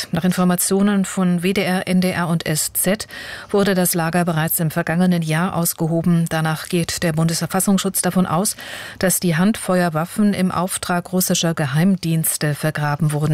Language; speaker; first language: German; native; German